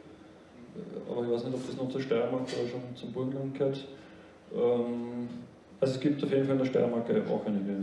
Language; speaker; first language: German; native; German